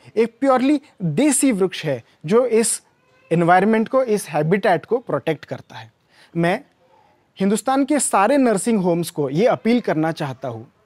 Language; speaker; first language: Hindi; non-native, local second language; Marathi